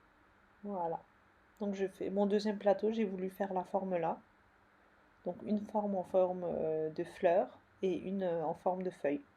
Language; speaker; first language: French; native; French